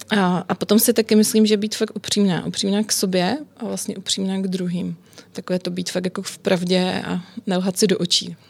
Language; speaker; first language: Czech; native; Czech